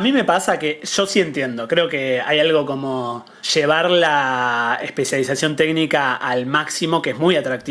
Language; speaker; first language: Spanish; native; Spanish